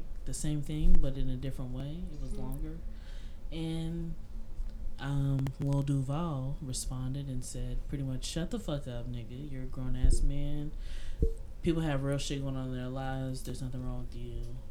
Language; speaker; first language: English; native; English